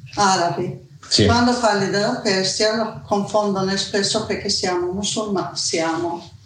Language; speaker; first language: Italian; non-native, fluent; Persian